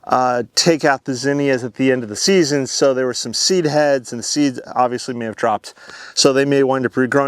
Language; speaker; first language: English; native; English